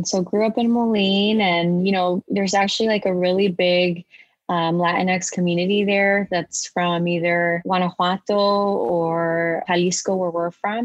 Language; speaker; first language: English; native; English